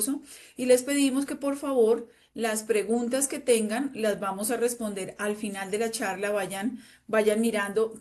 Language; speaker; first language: Spanish; native; Spanish